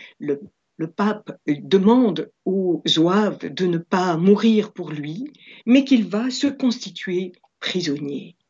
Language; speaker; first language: French; native; French